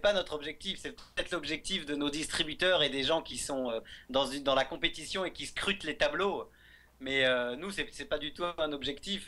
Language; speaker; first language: French; native; French